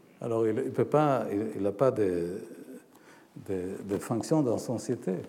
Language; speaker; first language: French; non-native, fluent; Hebrew